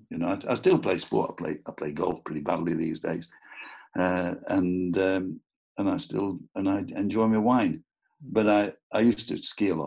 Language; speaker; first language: English; native; English